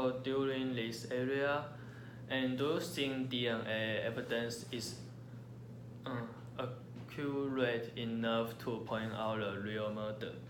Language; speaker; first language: English; non-native, learner; Chinese